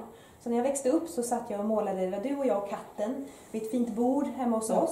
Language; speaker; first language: Swedish; early bilingual, other home language; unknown